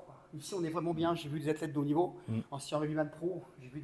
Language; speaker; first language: French; native; French